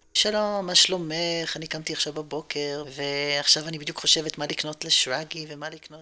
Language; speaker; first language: Hebrew; native; Hebrew